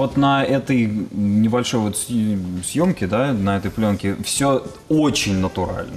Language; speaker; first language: Russian; native; Russian